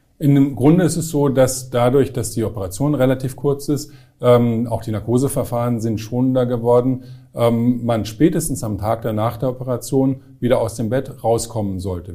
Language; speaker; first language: German; native; German